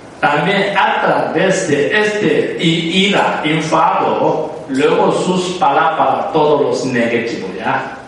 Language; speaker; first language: Spanish; non-native, learner; Tibetan